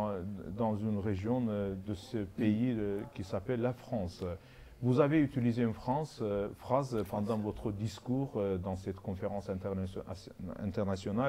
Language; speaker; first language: French; non-native, learner; Azerbaijani